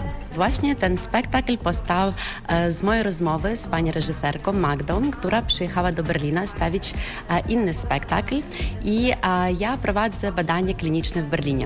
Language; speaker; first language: Polish; non-native, fluent; Ukrainian